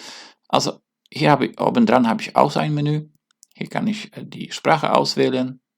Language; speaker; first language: German; non-native, learner; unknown